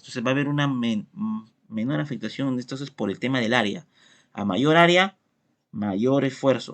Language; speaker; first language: Spanish; native; Spanish